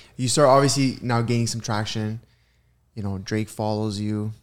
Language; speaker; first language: English; early bilingual, other home language; Italian